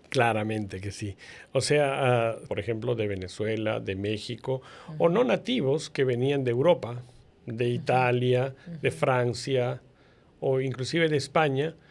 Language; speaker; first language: Spanish; native; Spanish